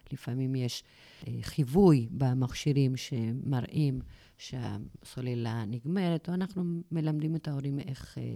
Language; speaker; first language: Hebrew; non-native, fluent; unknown